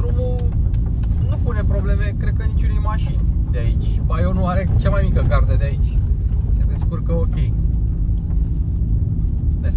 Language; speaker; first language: Romanian; native; Romanian